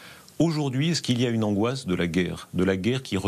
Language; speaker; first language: French; native; French